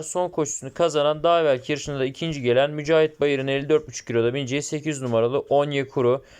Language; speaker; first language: Turkish; native; Turkish